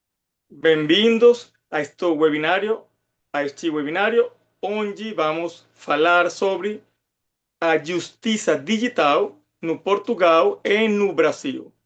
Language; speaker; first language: Portuguese; non-native, fluent; Spanish